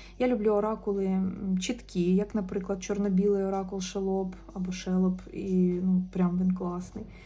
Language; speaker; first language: Ukrainian; native; Ukrainian